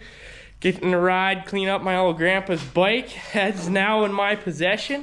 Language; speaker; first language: English; native; English